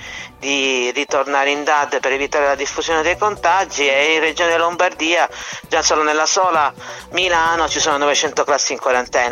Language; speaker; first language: Italian; native; Italian